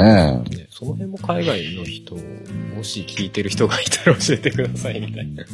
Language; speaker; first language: Japanese; native; Japanese